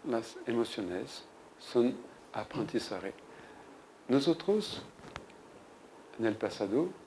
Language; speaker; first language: Spanish; non-native, fluent; French